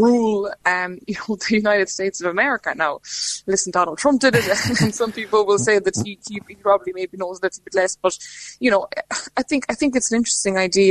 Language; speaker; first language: English; non-native, fluent; Lithuanian